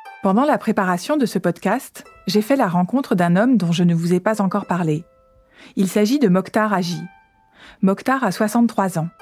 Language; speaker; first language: French; native; French